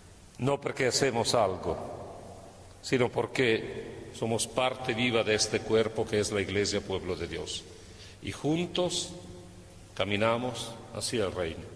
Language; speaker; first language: Spanish; non-native, fluent; Italian